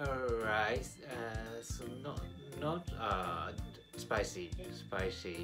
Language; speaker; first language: English; non-native, learner; Japanese